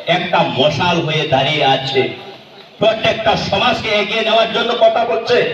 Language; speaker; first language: Bangla; non-native, local second language; Kok Borok